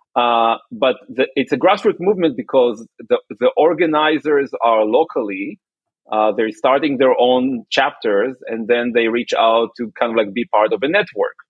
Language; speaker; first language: English; non-native, fluent; Hebrew